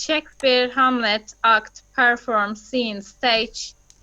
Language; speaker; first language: English; non-native, fluent; Turkish